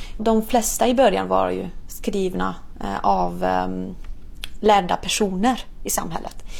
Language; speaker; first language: Swedish; non-native, fluent; Italian